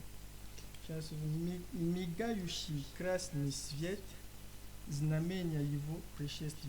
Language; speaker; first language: Russian; non-native, learner; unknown